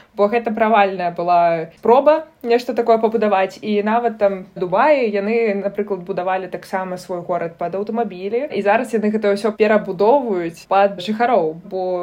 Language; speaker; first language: Belarusian; non-native, local second language; Russian